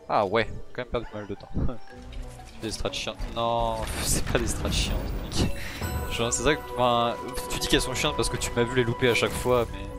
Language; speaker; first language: French; native; French